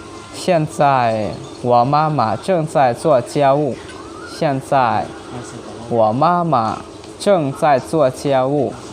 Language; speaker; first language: Chinese; non-native, learner; Hmong